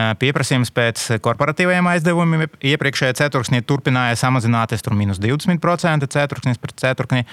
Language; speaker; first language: Latvian; non-native, local second language; Russian